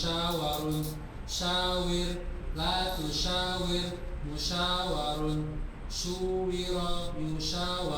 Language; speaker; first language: Arabic; non-native, learner; Indonesian